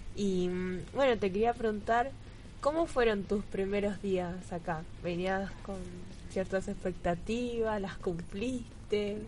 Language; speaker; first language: Spanish; native; Spanish